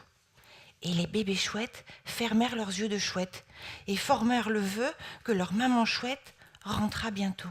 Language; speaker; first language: French; native; French